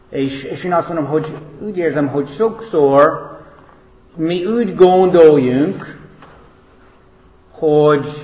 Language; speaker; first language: Hungarian; non-native, fluent; English